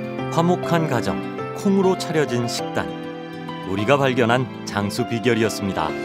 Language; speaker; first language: Korean; native; Korean